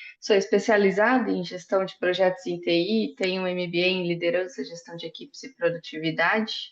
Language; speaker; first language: Portuguese; native; Portuguese